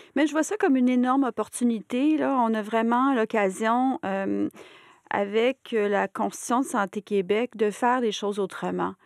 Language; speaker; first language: French; native; French